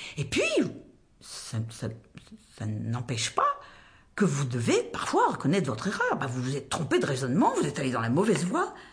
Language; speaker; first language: French; native; French